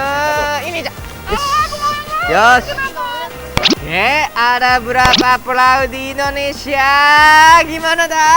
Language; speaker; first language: Indonesian; non-native, fluent; Japanese